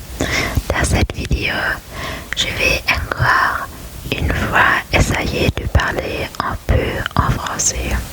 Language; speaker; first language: French; non-native, learner; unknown